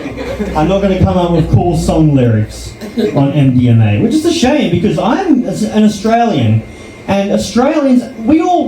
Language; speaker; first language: English; native; English